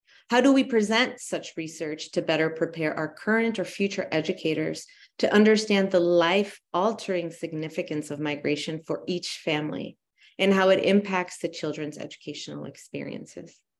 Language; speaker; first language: English; early bilingual, other home language; Spanish